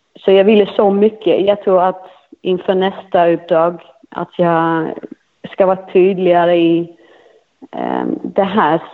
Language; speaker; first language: Swedish; non-native, fluent; Dutch